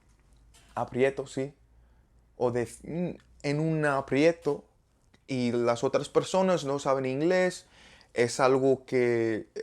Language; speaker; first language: Spanish; non-native, learner; English